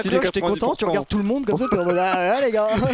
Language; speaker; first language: French; native; French